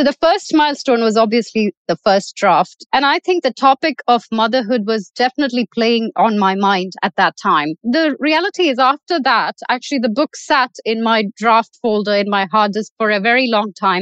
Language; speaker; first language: English; non-native, local second language; Malayalam